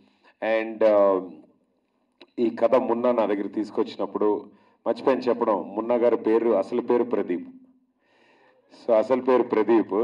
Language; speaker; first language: Telugu; native; Telugu